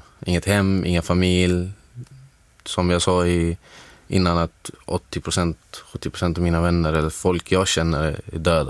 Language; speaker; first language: Swedish; non-native, fluent; Arabic